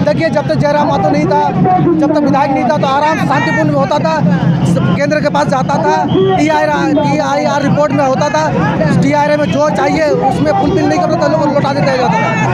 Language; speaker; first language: Hindi; native; Hindi